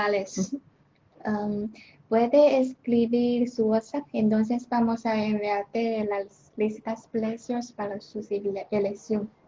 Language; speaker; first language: Spanish; non-native, learner; Chinese